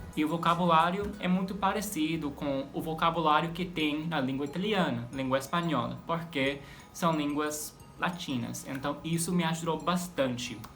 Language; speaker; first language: Portuguese; non-native, fluent; English